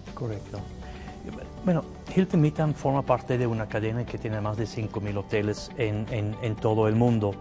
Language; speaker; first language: Spanish; non-native, fluent; Swiss German